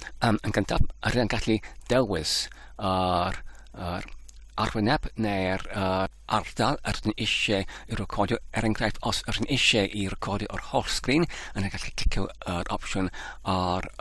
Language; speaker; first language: Welsh; non-native, learner; Polish